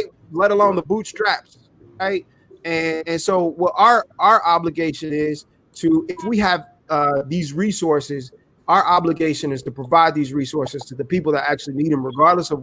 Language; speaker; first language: English; native; English